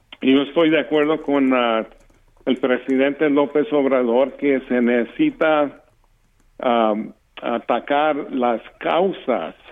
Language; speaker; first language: Spanish; early bilingual, heritage; English